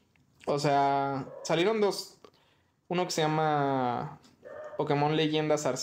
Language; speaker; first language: Spanish; native; Spanish